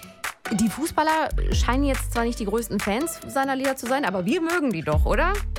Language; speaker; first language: German; native; German